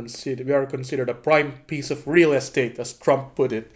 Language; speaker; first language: English; non-native, local second language; Filipino